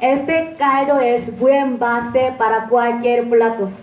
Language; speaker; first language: Spanish; non-native, fluent; Korean